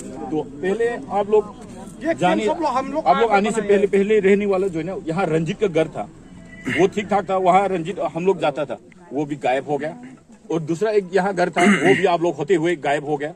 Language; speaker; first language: Hindi; non-native, local second language; Manipuri